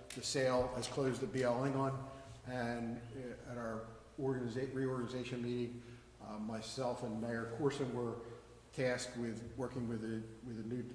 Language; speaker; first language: English; native; English